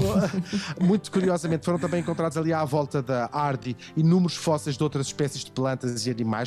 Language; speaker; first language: Portuguese; native; Portuguese